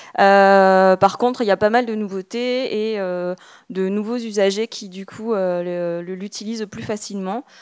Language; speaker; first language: French; native; French